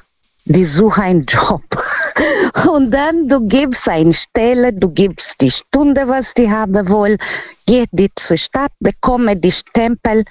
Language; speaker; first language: German; non-native, learner; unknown